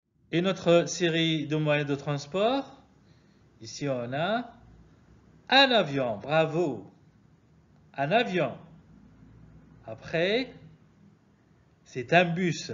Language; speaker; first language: French; non-native, fluent; Arabic